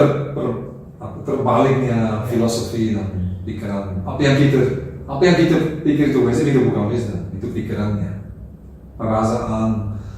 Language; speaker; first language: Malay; non-native, fluent; Dutch